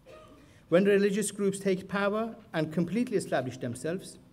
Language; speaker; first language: English; non-native, fluent; Persian